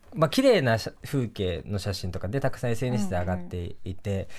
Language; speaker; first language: Japanese; native; Japanese